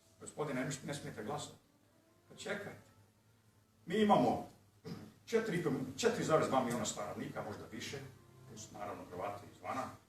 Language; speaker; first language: Bosnian; early bilingual, heritage; Croatian